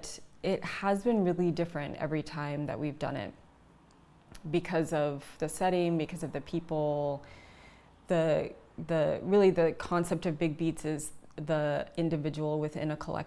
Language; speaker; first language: English; native; English